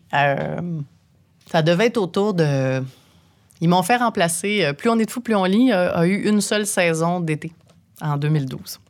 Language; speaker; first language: French; native; French